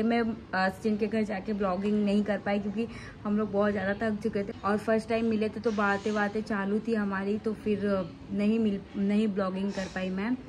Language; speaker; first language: Hindi; native; Hindi